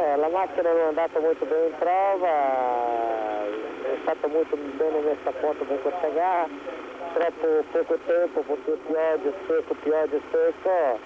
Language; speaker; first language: Italian; non-native, fluent; Portuguese